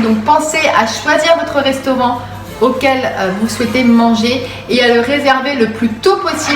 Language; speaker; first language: French; native; French